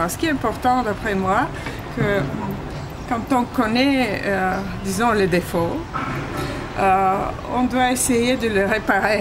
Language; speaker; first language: French; non-native, fluent; Bulgarian